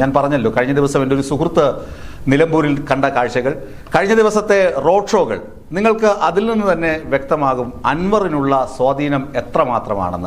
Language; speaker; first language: Malayalam; native; Malayalam